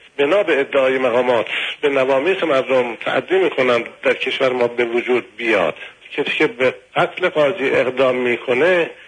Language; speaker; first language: Persian; native; Persian